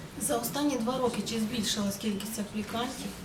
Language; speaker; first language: Ukrainian; native; Ukrainian